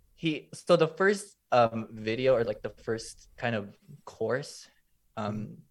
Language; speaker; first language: English; native; English